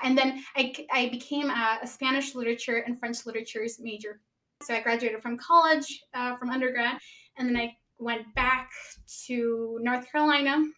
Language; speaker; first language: English; early bilingual, other home language; Spanish